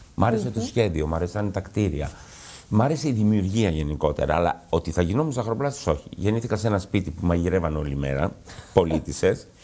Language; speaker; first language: Greek; early bilingual, heritage; Greek